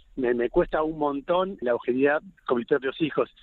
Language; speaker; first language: Spanish; native; Spanish